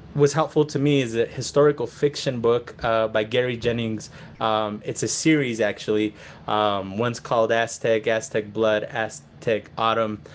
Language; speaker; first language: English; early bilingual, other home language; Spanish